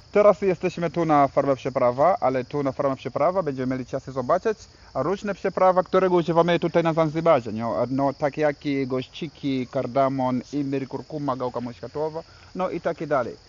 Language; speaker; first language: Polish; non-native, fluent; Swahili